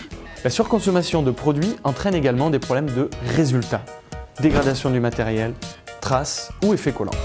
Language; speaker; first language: French; native; French